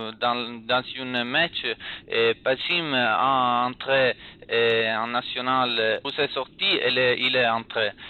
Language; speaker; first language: French; non-native, learner; Italian